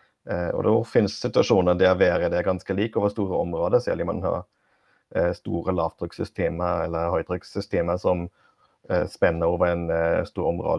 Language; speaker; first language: Norwegian; non-native, fluent; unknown